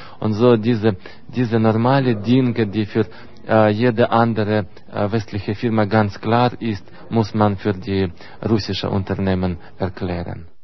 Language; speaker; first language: German; non-native, fluent; Russian